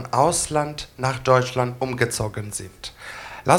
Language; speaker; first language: German; non-native, fluent; Greek